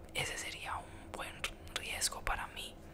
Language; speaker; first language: Spanish; early bilingual, heritage; Spanish